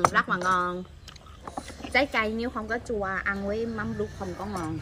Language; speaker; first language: Vietnamese; non-native, learner; Thai